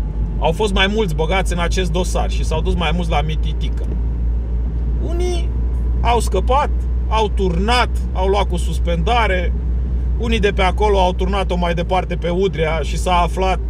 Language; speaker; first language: Romanian; native; Romanian